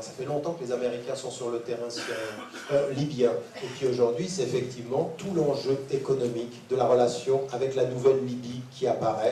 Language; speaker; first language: French; native; French